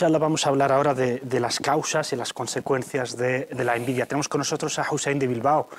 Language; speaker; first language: Spanish; native; Spanish